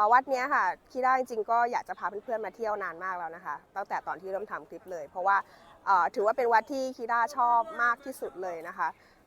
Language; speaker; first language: Thai; native; Thai